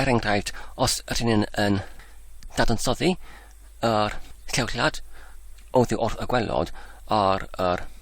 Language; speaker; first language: Welsh; non-native, learner; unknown